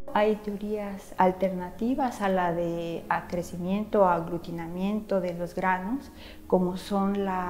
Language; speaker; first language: Spanish; native; Spanish